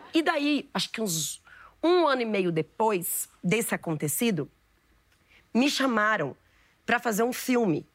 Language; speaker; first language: Portuguese; native; Portuguese